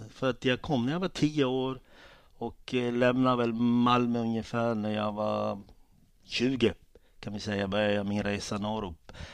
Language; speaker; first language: Swedish; early bilingual, other home language; Italian